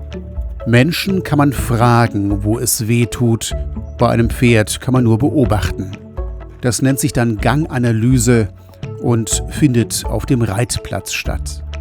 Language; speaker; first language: German; native; German